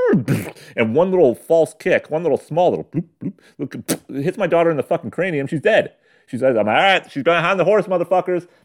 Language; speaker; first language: English; native; English